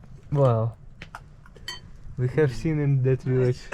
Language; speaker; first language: English; non-native, learner; Russian